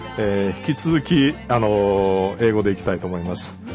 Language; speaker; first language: Japanese; native; Japanese